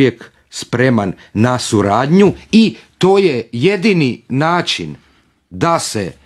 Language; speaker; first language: Croatian; native; Croatian